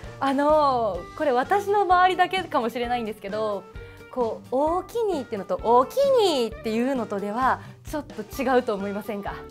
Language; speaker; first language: Japanese; native; Japanese